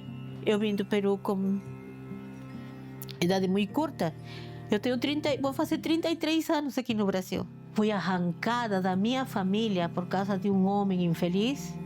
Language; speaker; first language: Portuguese; non-native, fluent; Spanish